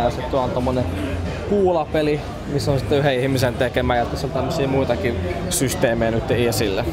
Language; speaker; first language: Finnish; native; Finnish